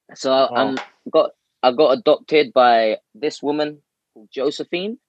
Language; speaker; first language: English; native; English